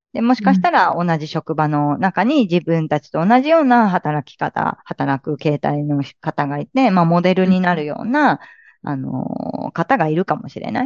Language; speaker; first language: Japanese; native; Japanese